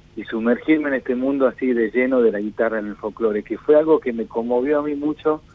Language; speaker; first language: Spanish; native; Spanish